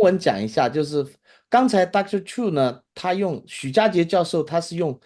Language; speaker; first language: Chinese; native; Chinese